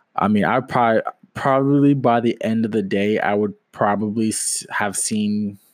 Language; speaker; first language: English; native; English